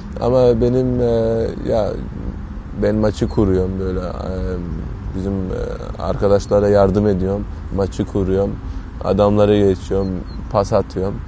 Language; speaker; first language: Turkish; early bilingual, heritage; Turkish